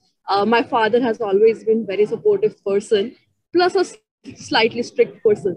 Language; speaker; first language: English; non-native, local second language; Marathi